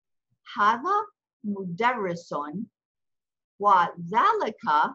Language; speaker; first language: Arabic; non-native, fluent; English